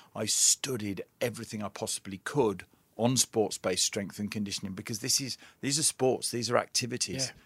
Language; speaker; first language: English; native; English